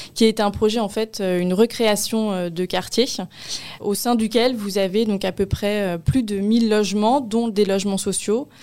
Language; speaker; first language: French; native; French